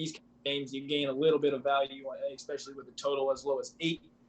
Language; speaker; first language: English; native; English